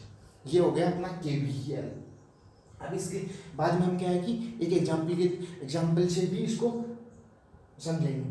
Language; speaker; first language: Hindi; native; Hindi